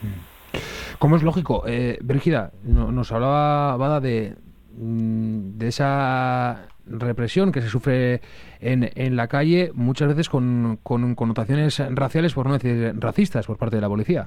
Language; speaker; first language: Spanish; native; Spanish